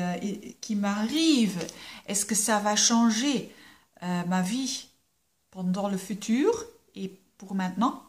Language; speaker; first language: French; non-native, local second language; Dutch